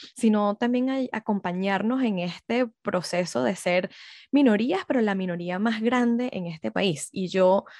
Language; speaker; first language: Spanish; early bilingual, heritage; Spanish